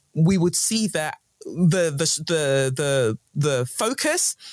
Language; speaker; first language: English; native; English